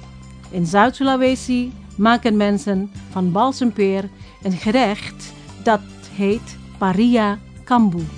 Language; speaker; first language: Dutch; non-native, fluent; Indonesian